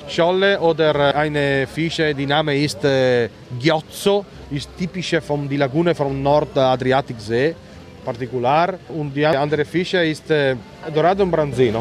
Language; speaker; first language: German; non-native, learner; Italian